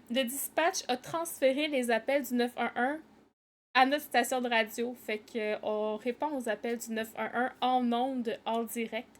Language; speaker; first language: French; native; French